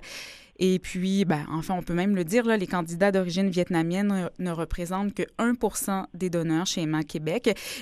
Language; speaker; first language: French; native; French